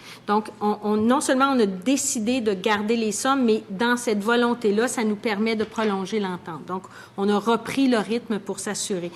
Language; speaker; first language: French; native; French